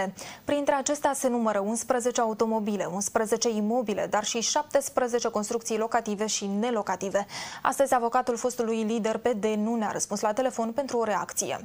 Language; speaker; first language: Romanian; native; Romanian